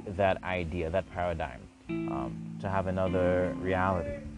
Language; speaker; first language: English; non-native, fluent; Haitian Creole